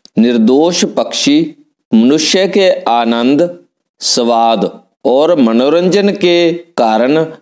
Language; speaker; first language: Hindi; non-native, local second language; Punjabi